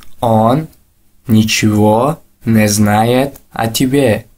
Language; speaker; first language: Russian; non-native, local second language; Tajik